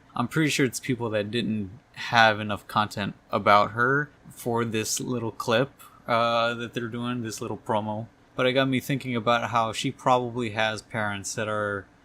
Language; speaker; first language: English; native; English